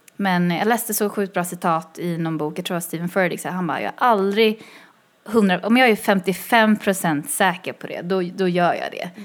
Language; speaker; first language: Swedish; early bilingual, other home language; Chinese